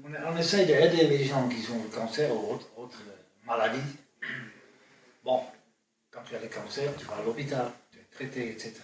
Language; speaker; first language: French; non-native, fluent; Dutch